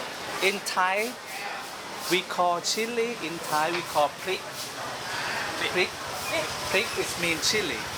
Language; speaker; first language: English; non-native, learner; Thai